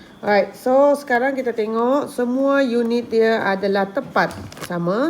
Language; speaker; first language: Malay; native; Malay